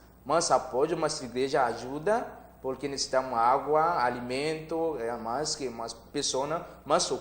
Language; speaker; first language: Spanish; non-native, learner; Haitian Creole